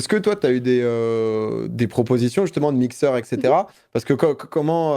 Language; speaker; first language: French; native; French